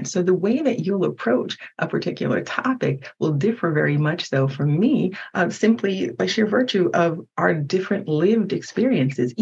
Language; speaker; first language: English; early bilingual, other home language; Haitian Creole